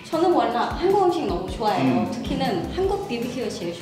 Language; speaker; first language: Korean; non-native, fluent; Thai